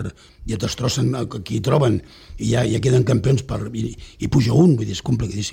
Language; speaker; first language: Catalan; native; Catalan